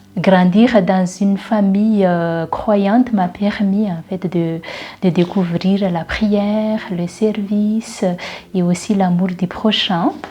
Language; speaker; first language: French; non-native, local second language; Malagasy